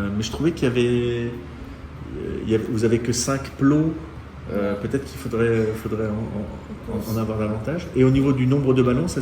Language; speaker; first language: French; native; French